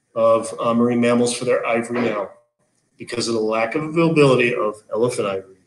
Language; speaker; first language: English; native; English